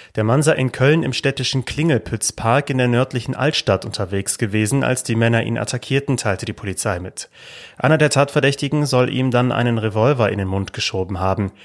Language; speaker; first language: German; native; German